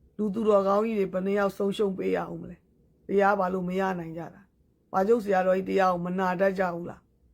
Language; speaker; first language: Burmese; native; Burmese